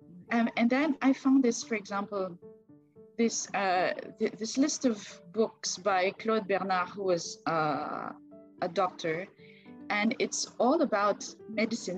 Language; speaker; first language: English; non-native, local second language; Filipino